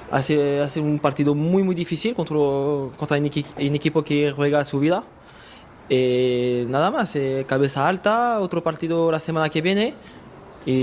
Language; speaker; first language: Spanish; non-native, learner; French